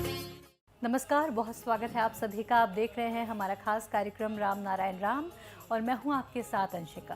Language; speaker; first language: Hindi; native; Hindi